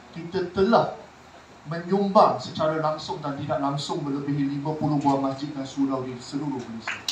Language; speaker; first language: Malay; non-native, local second language; Chinese